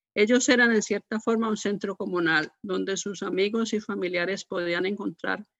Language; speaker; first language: Spanish; native; Spanish